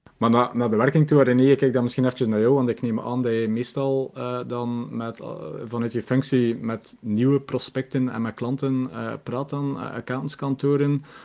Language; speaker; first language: Dutch; native; Dutch